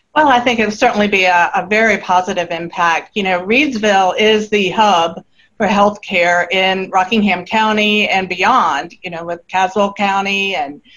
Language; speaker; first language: English; native; English